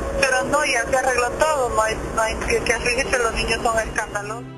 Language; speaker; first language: Spanish; native; Spanish